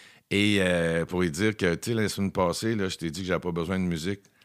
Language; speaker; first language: French; native; French